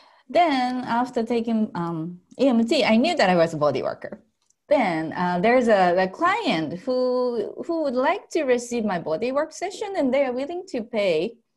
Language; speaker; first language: English; non-native, fluent; Japanese